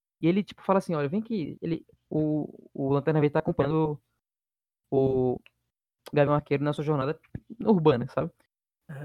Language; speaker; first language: Portuguese; native; Portuguese